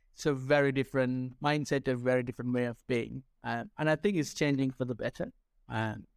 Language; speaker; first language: English; non-native, local second language; Sinhala